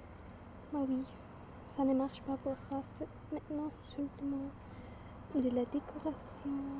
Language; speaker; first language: French; non-native, learner; German